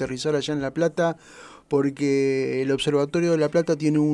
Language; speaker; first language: Spanish; native; Spanish